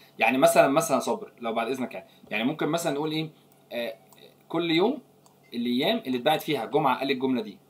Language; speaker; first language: Arabic; native; Arabic